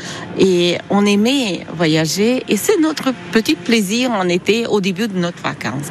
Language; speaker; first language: French; non-native, learner; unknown